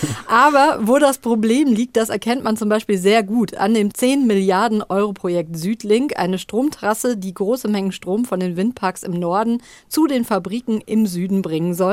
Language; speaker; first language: German; native; German